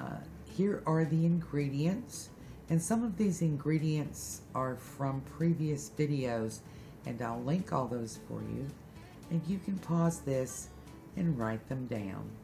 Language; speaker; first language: English; native; English